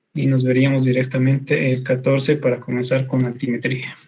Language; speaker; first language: Spanish; native; Spanish